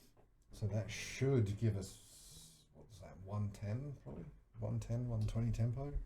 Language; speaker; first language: English; native; English